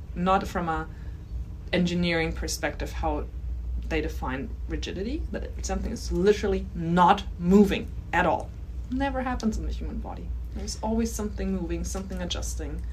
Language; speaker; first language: English; non-native, fluent; German